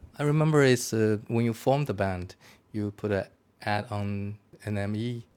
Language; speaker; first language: English; non-native, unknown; Chinese